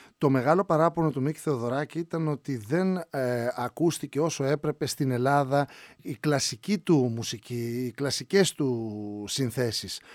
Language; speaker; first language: Greek; native; Greek